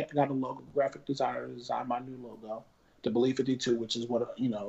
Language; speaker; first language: English; native; English